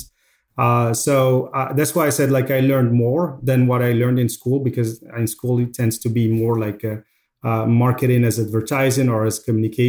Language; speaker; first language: English; non-native, fluent; Arabic